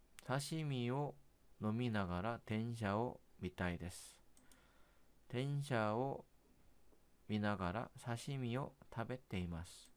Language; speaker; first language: Japanese; non-native, learner; Korean